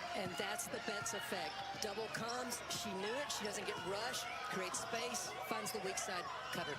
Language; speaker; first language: English; native; English